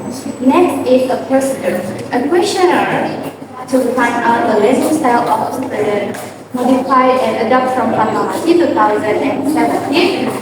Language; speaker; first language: English; non-native, learner; Indonesian